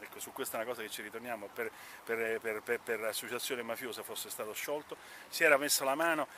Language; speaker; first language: Italian; native; Italian